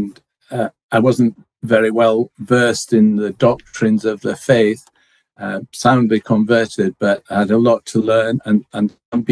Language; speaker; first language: English; native; English